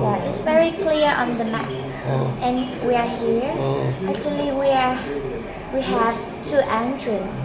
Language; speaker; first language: English; non-native, learner; Vietnamese